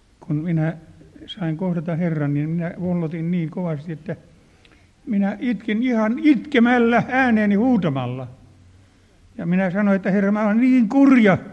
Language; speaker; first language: Finnish; native; Finnish